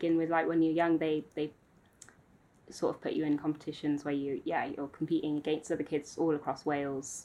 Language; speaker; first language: English; native; English